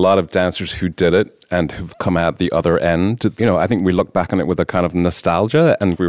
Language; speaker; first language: English; native; English